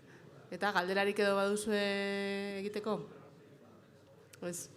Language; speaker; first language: Basque; native; Basque